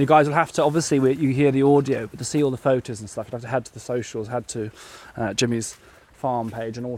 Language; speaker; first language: English; native; English